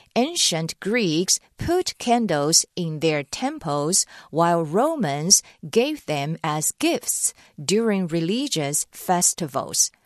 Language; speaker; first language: English; non-native, fluent; Chinese